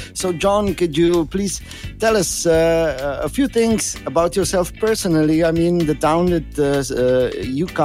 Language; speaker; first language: English; non-native, fluent; Slovenian